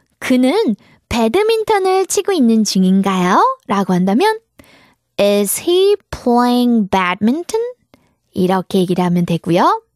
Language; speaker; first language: Korean; native; Korean